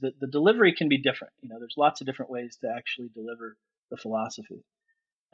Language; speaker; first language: English; native; English